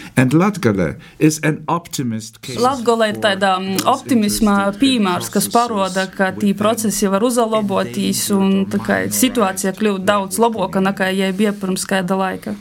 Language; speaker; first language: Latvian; non-native, fluent; German